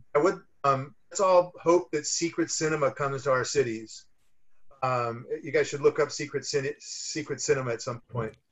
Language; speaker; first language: English; native; English